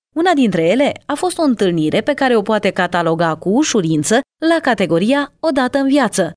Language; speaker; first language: Romanian; native; Romanian